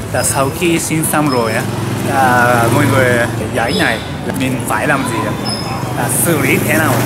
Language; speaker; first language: Vietnamese; non-native, learner; Japanese